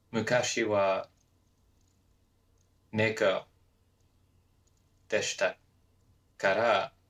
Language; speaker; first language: Japanese; non-native, learner; English